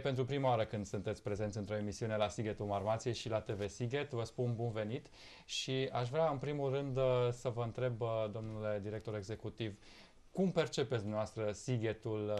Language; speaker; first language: Romanian; native; Romanian